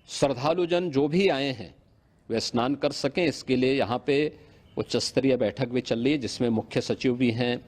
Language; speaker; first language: Hindi; native; Hindi